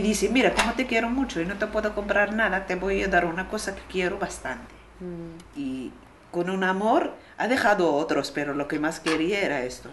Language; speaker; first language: Spanish; non-native, fluent; Arabic